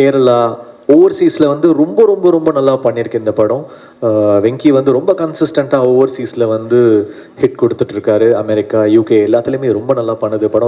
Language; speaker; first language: Tamil; native; Tamil